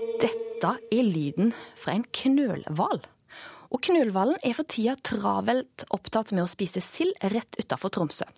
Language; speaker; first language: Norwegian; native; Norwegian